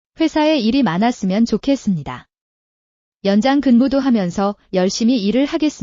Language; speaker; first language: Korean; non-native, learner; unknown